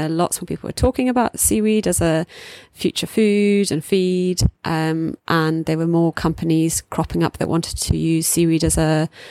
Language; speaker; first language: English; native; English